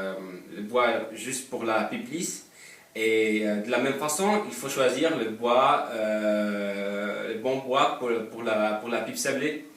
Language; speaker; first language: French; non-native, fluent; Polish